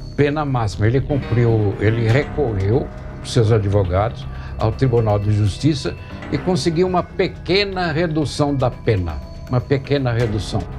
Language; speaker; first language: Portuguese; native; Portuguese